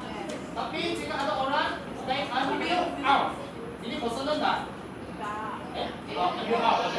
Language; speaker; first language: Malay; non-native, local second language; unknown